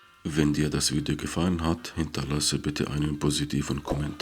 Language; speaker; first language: German; non-native, fluent; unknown